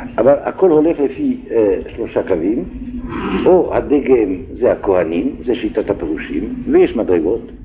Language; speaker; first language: Hebrew; non-native, fluent; French